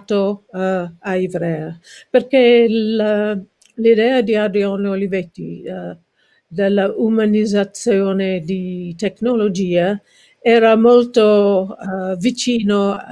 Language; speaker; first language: Italian; non-native, learner; English